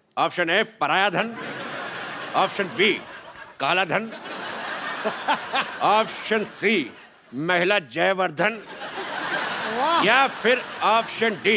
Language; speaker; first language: Hindi; native; Hindi